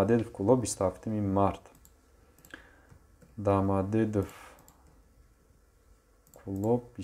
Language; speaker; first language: Russian; non-native, local second language; Tajik